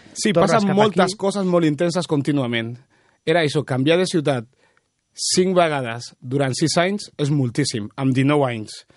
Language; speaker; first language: Catalan; early bilingual, other home language; Spanish